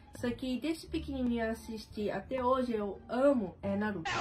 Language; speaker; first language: Portuguese; early bilingual, other home language; Japanese